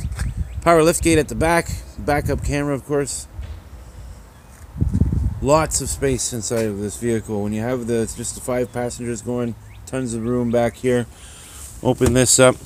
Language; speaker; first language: English; native; English